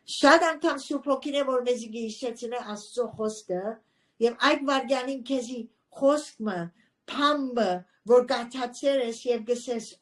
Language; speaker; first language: Armenian; early bilingual, heritage; Armenian